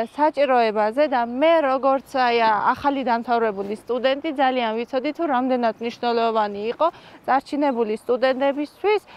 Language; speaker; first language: Georgian; non-native, local second language; Armenian